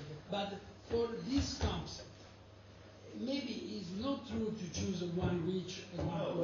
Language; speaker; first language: English; non-native, learner; Italian